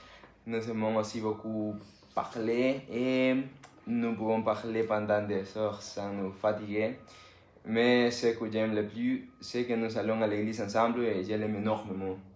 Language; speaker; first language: French; non-native, learner; Spanish